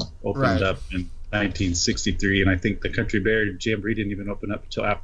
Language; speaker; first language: English; native; English